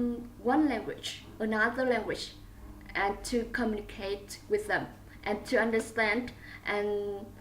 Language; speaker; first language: English; non-native, learner; Vietnamese